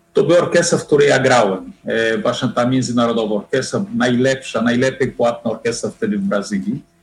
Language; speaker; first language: Polish; non-native, fluent; Portuguese